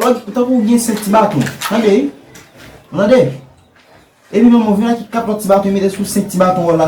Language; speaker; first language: French; non-native, local second language; Haitian Creole